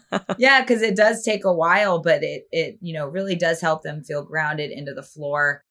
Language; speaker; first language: English; native; English